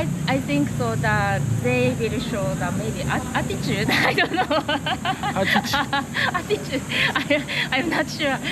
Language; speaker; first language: English; non-native, learner; Japanese